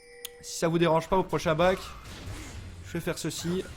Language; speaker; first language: French; native; French